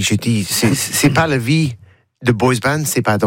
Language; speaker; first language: French; non-native, learner; English